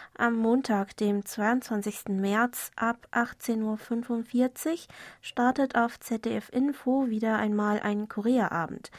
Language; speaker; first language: German; non-native, fluent; Korean